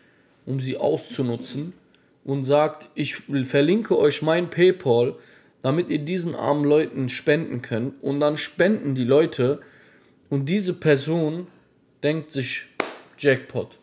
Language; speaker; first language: German; native; German